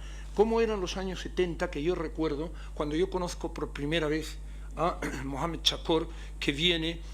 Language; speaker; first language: Spanish; native; Spanish